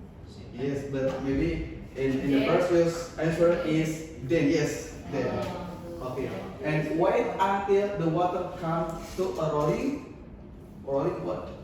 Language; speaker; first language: English; non-native, learner; Indonesian